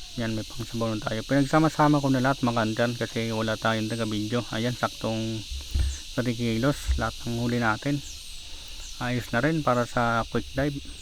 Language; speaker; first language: Filipino; non-native, local second language; Bikol